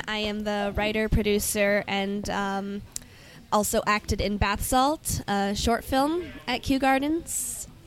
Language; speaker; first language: English; native; English